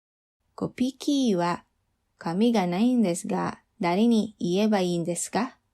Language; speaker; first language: Japanese; non-native, fluent; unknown